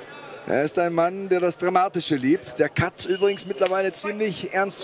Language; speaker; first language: German; native; German